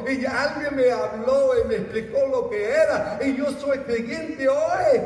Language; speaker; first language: Spanish; non-native, fluent; English